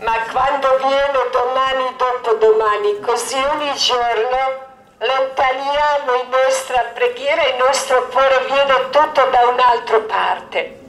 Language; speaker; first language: Italian; non-native, learner; Croatian